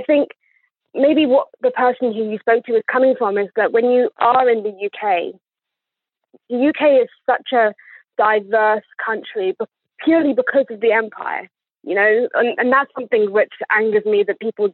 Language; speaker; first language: English; native; English